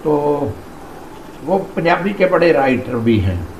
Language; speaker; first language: Hindi; non-native, local second language; Punjabi